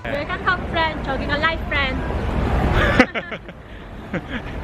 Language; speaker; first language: Korean; non-native, learner; Vietnamese